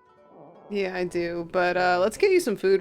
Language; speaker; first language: English; native; English